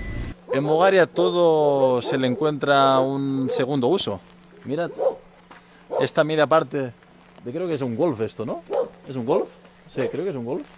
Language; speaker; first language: Spanish; native; Spanish